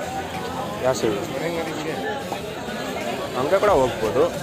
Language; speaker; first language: Hindi; non-native, local second language; Kannada